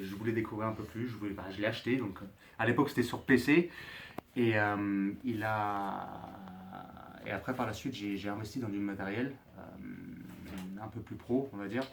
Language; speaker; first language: French; native; French